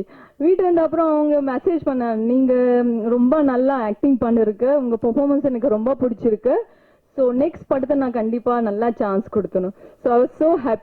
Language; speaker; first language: Tamil; non-native, learner; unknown